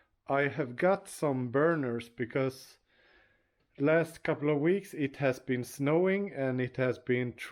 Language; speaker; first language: English; non-native, fluent; Swedish